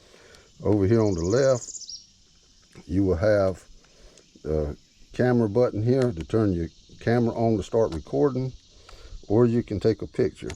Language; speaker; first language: English; native; English